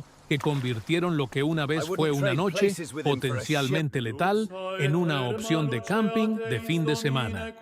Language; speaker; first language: Spanish; native; Spanish